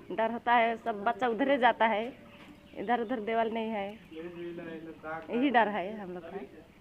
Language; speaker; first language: Hindi; non-native, local second language; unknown